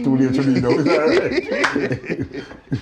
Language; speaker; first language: English; native; English